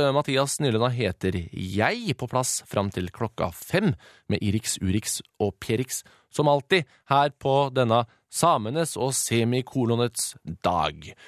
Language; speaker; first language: Norwegian; native; Norwegian